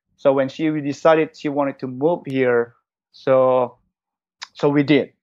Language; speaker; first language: English; non-native, fluent; Indonesian